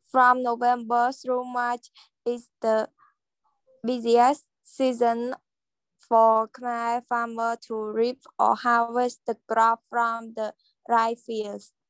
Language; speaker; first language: English; non-native, learner; Khmer